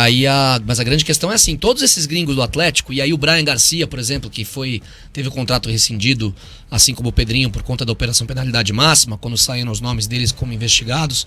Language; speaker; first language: Portuguese; native; Portuguese